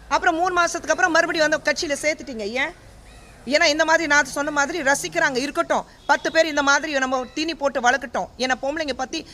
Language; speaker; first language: Tamil; non-native, fluent; Hindi